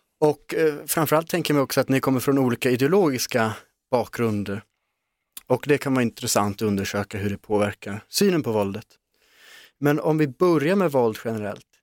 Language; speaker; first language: Swedish; native; Swedish